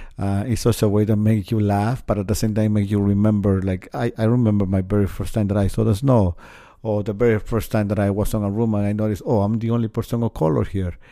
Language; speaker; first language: English; non-native, fluent; Spanish